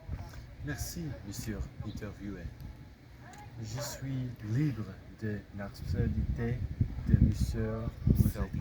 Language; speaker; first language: French; non-native, learner; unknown